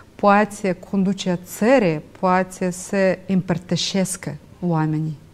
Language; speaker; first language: Romanian; non-native, local second language; Russian